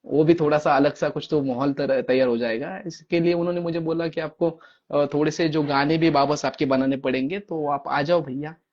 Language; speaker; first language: Hindi; non-native, local second language; Marathi